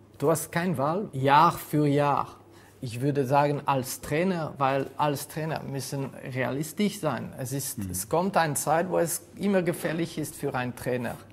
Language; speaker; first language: German; non-native, fluent; French